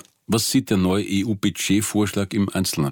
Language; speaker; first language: German; native; German